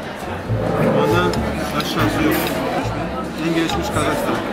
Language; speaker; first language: Turkish; non-native, learner; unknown